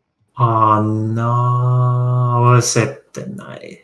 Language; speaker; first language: Japanese; non-native, learner; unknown